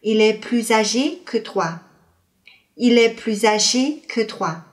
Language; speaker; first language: French; non-native, fluent; Chinese